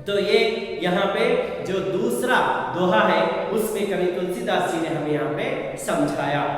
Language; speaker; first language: Hindi; non-native, local second language; Kannada